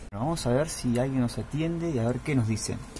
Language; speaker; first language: Spanish; native; Spanish